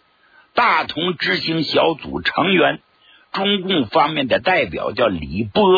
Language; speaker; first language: Chinese; native; Chinese